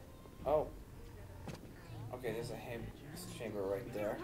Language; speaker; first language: English; native; English